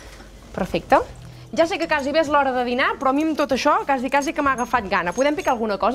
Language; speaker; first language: Catalan; native; Catalan